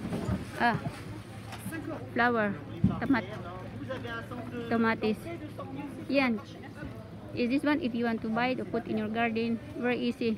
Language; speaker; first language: English; non-native, local second language; Filipino